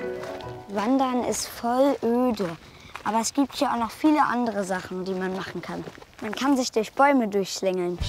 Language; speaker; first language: German; native; German